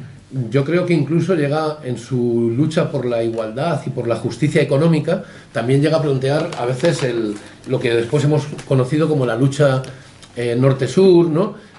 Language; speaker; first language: Spanish; native; Spanish